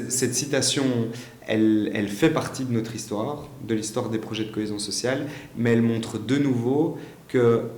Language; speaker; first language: French; native; French